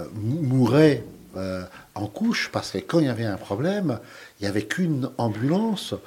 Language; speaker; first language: French; native; French